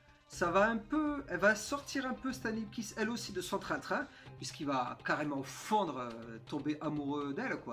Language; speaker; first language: French; native; French